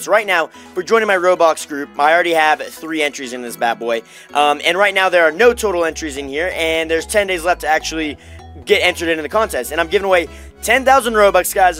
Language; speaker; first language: English; native; English